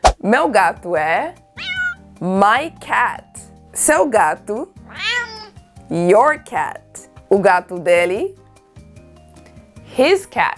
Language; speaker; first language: Portuguese; non-native, fluent; English